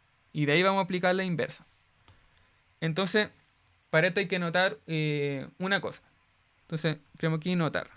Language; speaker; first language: Spanish; native; Spanish